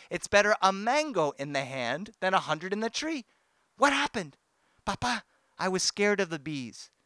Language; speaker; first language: English; native; English